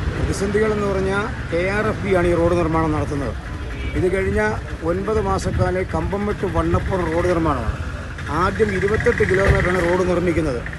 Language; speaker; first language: Malayalam; native; Malayalam